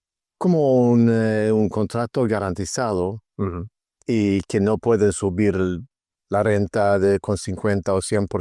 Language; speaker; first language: Spanish; non-native, fluent; Swedish